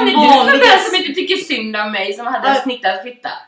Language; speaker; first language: Swedish; native; Swedish